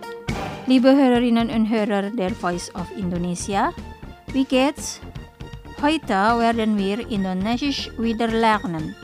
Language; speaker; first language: German; non-native, fluent; Indonesian